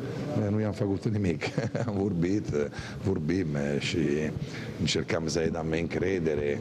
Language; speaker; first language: Romanian; non-native, fluent; Italian